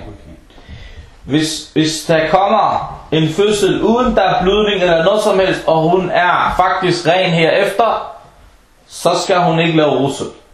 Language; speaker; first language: Danish; non-native, fluent; Arabic